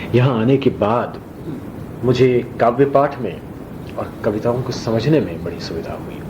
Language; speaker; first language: Hindi; non-native, local second language; Rajasthani